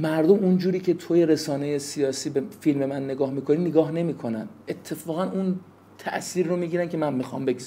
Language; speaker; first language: Persian; native; Persian